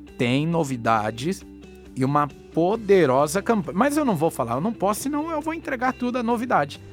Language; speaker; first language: Portuguese; native; Portuguese